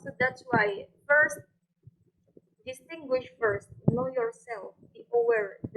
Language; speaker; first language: English; non-native, fluent; Indonesian